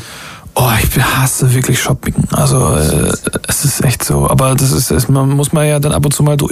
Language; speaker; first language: German; native; German